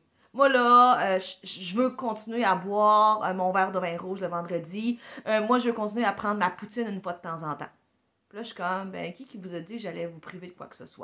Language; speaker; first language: French; native; French